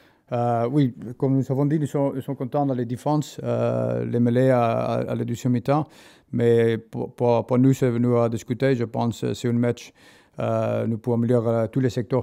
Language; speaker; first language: French; non-native, learner; English